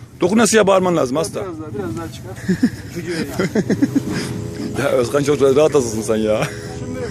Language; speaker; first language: Turkish; native; Turkish